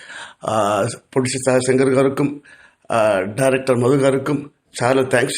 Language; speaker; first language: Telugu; non-native, learner; Tamil